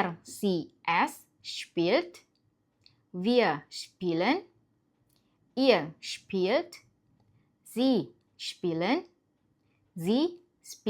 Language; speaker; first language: German; non-native, fluent; Indonesian